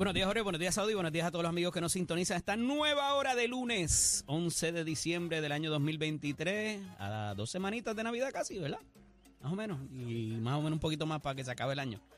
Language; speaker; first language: Spanish; native; Spanish